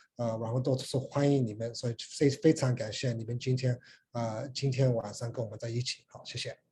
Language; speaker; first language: Chinese; early bilingual, heritage; Chinese